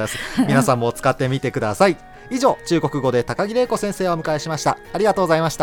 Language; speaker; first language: Japanese; native; Japanese